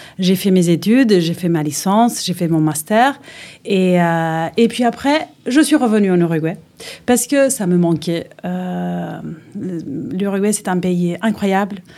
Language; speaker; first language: French; non-native, fluent; Spanish